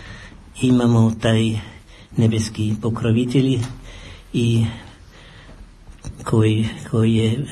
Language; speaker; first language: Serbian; non-native, fluent; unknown